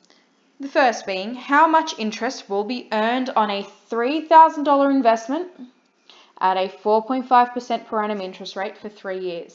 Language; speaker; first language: English; native; English